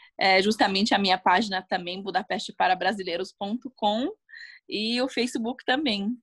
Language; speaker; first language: Portuguese; non-native, fluent; Hungarian